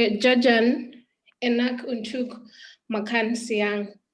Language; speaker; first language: Indonesian; non-native, learner; English